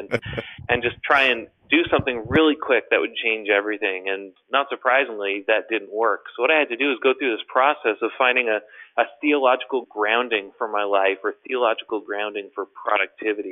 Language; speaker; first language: English; native; English